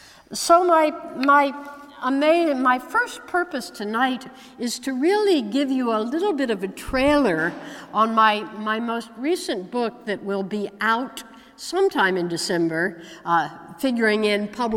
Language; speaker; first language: English; native; English